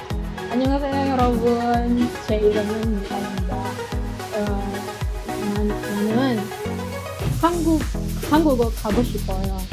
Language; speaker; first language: Korean; non-native, learner; Indonesian